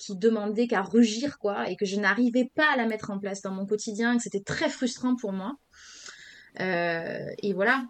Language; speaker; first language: French; native; French